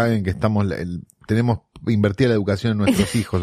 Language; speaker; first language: Spanish; native; Spanish